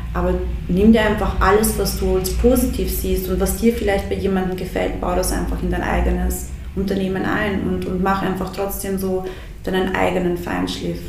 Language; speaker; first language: German; early bilingual, other home language; Bosnian